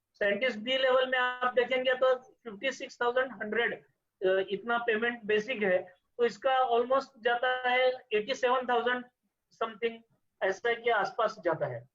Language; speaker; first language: Hindi; non-native, local second language; Marathi